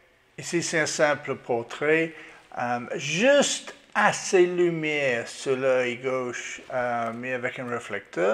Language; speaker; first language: French; non-native, learner; English